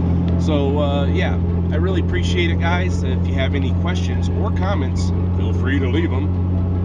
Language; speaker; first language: English; native; English